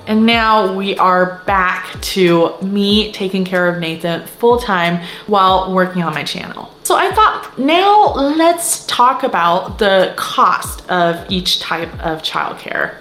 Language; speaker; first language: English; non-native, fluent; Chinese